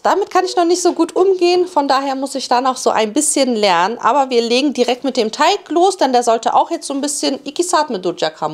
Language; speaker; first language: German; early bilingual, other home language; Polish